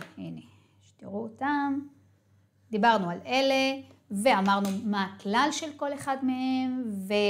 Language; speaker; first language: Hebrew; non-native, local second language; Arabic